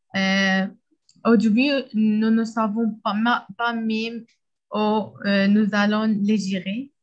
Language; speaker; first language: French; non-native, learner; Arabic